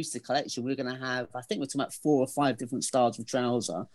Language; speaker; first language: English; native; English